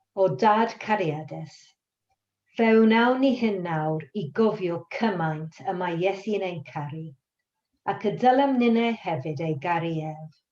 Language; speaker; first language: Welsh; non-native, local second language; English